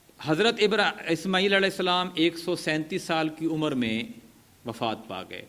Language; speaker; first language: Urdu; non-native, local second language; Punjabi